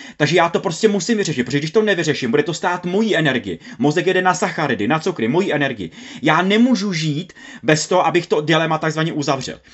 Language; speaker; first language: Czech; native; Czech